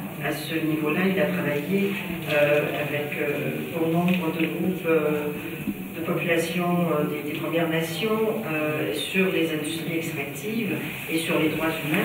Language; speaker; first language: French; native; French